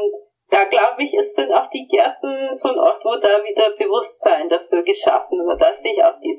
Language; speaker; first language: German; native; German